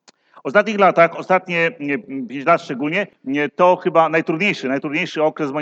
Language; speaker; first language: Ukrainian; non-native, learner; Polish